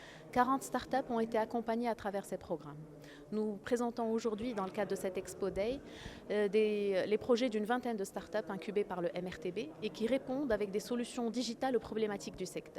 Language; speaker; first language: French; non-native, local second language; Arabic